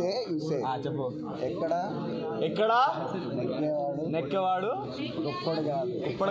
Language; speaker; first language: Telugu; non-native, learner; Hindi